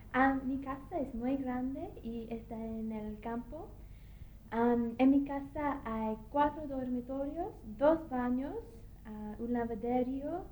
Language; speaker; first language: Spanish; non-native, learner; English